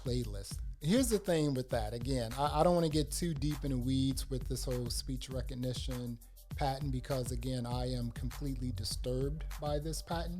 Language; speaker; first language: English; native; English